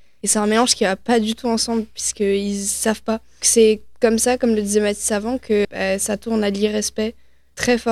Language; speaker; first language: French; native; French